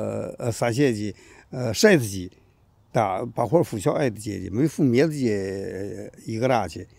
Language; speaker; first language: Russian; non-native, learner; Chinese